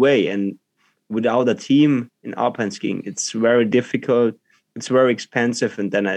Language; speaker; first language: English; non-native, learner; German